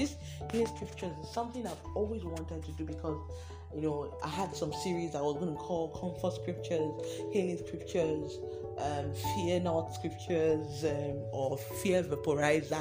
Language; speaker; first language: English; non-native, local second language; Igbo